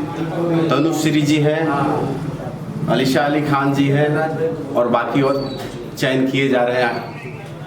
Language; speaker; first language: Hindi; native; Hindi